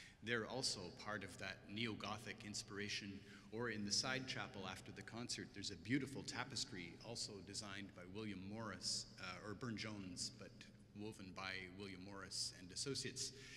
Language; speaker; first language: English; native; English